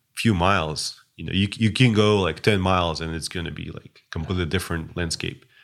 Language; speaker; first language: English; non-native, fluent; Russian